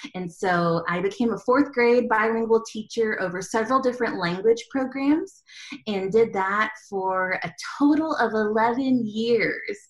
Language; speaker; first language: English; early bilingual, other home language; Spanish